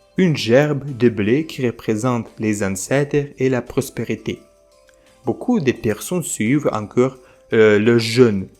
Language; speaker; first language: French; non-native, fluent; Ukrainian